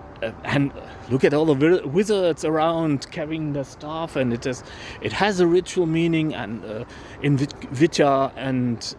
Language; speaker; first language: English; non-native, fluent; German